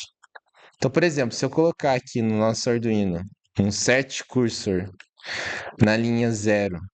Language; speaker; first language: Portuguese; native; Portuguese